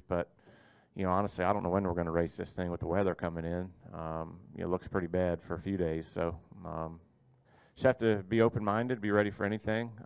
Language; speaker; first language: English; native; English